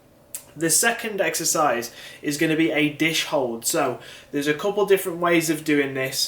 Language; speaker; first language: English; native; English